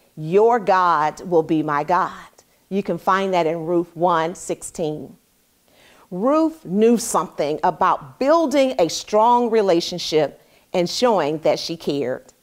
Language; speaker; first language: English; native; English